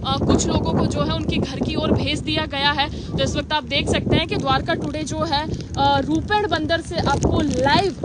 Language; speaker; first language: Hindi; non-native, local second language; Gujarati